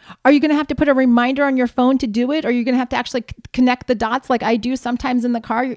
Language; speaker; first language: English; native; English